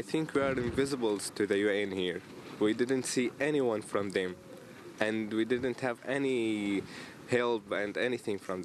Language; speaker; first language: English; non-native, fluent; Arabic